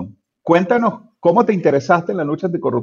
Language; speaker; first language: Spanish; native; Spanish